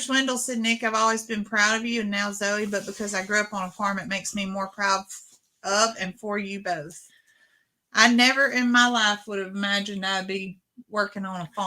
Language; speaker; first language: English; native; English